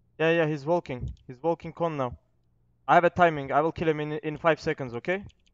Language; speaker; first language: English; non-native, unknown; Turkish